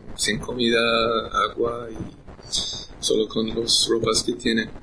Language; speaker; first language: Spanish; non-native, learner; English